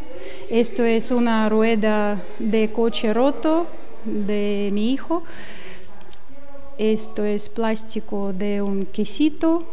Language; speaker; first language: Spanish; non-native, learner; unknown